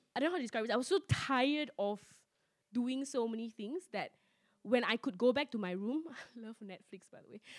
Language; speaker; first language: English; non-native, local second language; Min Nan Chinese